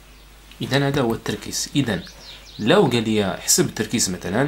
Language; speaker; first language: Arabic; native; Arabic